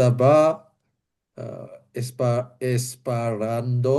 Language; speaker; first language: Spanish; non-native, learner; English